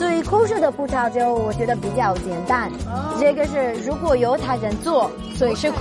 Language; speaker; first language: Chinese; non-native, learner; Hebrew